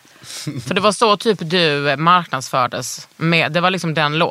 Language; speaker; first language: Swedish; native; Swedish